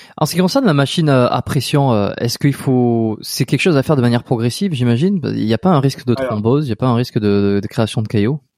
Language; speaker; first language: French; native; French